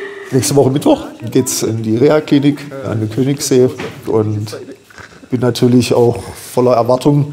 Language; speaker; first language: German; native; German